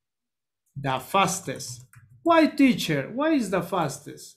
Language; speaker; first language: English; non-native, learner; Spanish